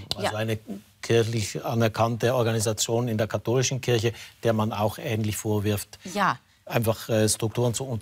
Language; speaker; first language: German; native; German